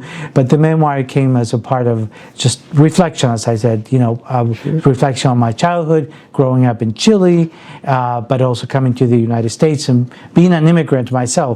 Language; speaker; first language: English; early bilingual, other home language; Spanish